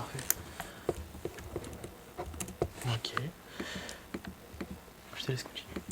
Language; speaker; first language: French; native; French